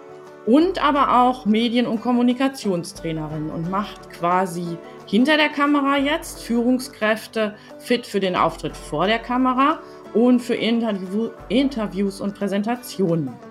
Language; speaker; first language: German; native; German